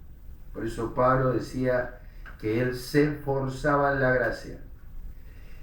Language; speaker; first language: Spanish; native; Spanish